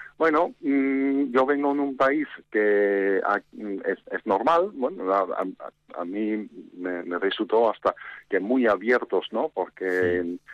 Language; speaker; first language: Spanish; non-native, fluent; Dutch